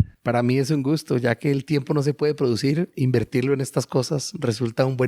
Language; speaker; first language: Spanish; native; Spanish